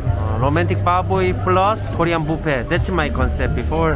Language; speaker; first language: English; non-native, learner; Korean